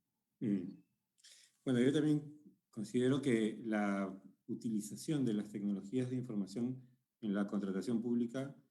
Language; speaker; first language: Spanish; native; Spanish